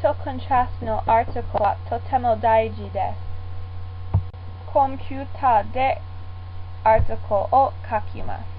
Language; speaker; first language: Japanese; non-native, learner; English